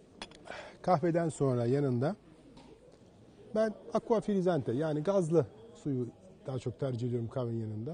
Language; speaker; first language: Turkish; native; Turkish